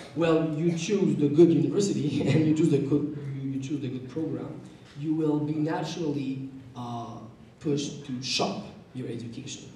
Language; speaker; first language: English; non-native, fluent; French